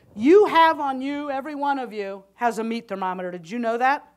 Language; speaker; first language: English; native; English